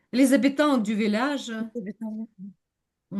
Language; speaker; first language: French; non-native, fluent; Ukrainian